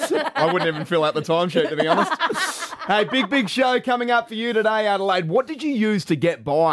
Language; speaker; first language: English; native; English